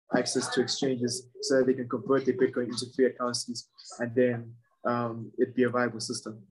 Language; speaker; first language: English; non-native, local second language; Shona